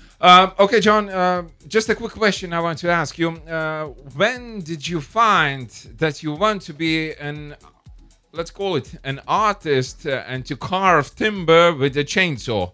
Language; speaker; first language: English; non-native, fluent; Lithuanian